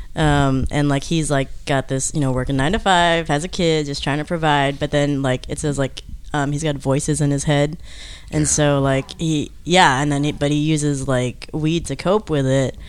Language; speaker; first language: English; native; English